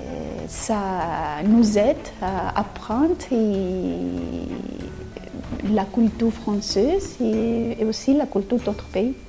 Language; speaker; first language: French; non-native, fluent; Greek